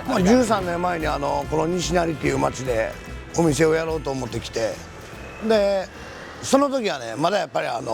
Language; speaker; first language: Japanese; native; Japanese